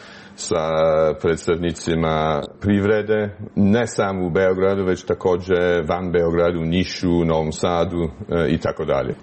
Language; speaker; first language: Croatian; non-native, fluent; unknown